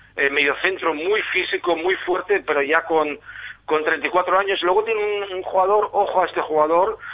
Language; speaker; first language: Spanish; non-native, fluent; German